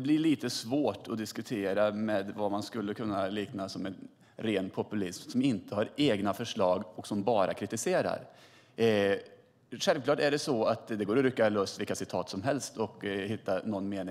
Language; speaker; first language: Swedish; native; Swedish